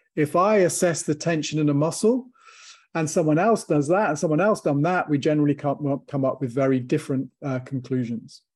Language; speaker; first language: English; native; English